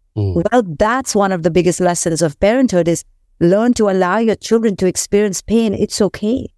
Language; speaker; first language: English; non-native, local second language; Hindi